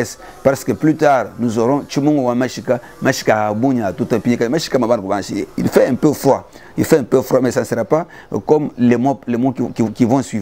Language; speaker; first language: French; non-native, local second language; Luba-Lulua